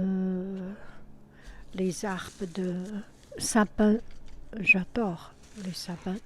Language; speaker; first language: French; non-native, fluent; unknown